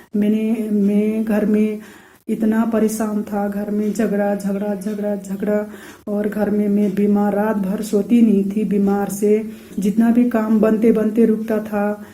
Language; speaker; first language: Hindi; non-native, local second language; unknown